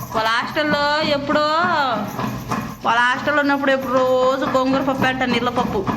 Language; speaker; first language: Telugu; native; Telugu